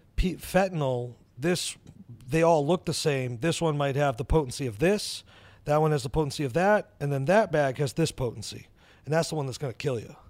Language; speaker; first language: English; native; English